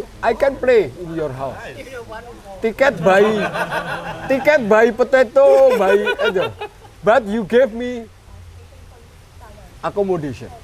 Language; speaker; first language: English; non-native, learner; Indonesian